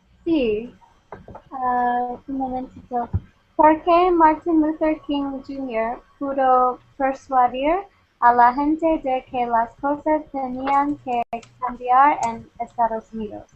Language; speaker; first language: Spanish; non-native, learner; English